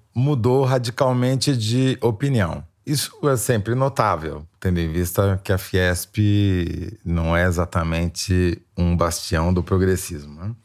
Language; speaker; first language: Portuguese; native; Portuguese